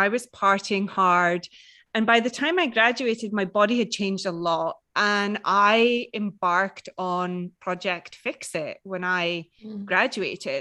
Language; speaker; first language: English; native; English